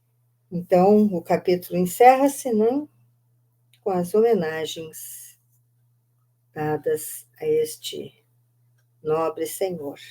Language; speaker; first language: Portuguese; native; Portuguese